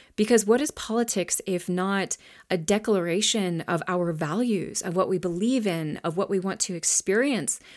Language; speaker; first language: English; native; English